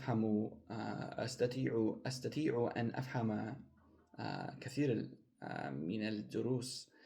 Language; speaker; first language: Arabic; non-native, learner; English